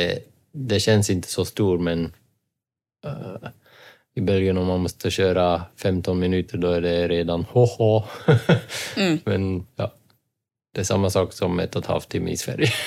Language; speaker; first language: Swedish; non-native, fluent; Dutch